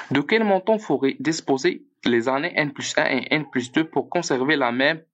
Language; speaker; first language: French; non-native, local second language; Arabic